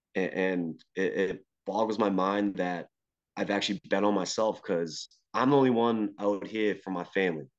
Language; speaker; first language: English; native; English